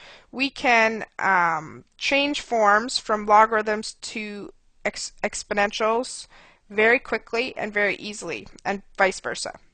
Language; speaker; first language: English; native; English